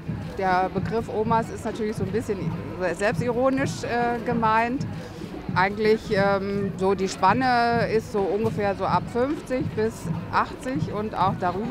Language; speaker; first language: German; native; German